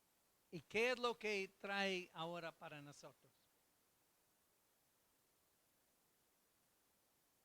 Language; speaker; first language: Spanish; non-native, fluent; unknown